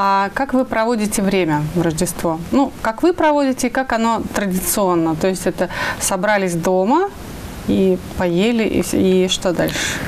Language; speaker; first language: Russian; native; Russian